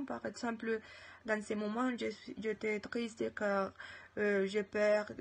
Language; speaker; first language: French; non-native, learner; Spanish